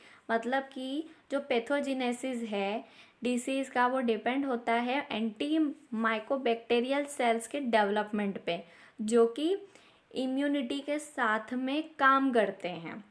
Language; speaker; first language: Hindi; native; Hindi